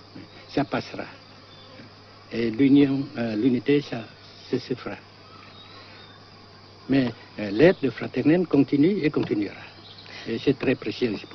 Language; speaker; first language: French; non-native, fluent; Vietnamese